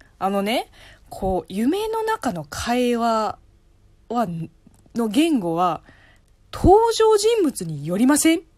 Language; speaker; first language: Japanese; non-native, fluent; Chinese